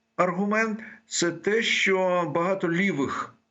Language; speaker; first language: Ukrainian; native; Ukrainian